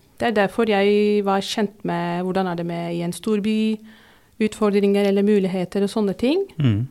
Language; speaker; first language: Norwegian; non-native, fluent; Turkish